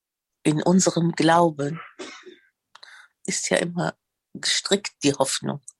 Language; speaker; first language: German; non-native, fluent; Arabic